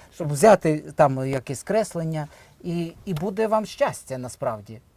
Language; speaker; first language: Ukrainian; native; Ukrainian